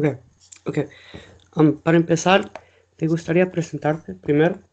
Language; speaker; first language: Spanish; non-native, learner; English